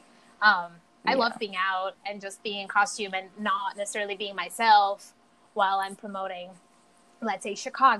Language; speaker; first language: English; non-native, fluent; Portuguese